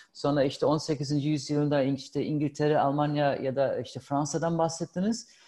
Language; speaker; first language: Turkish; non-native, fluent; German